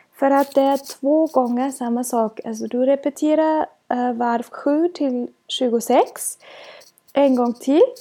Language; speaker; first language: Swedish; non-native, fluent; German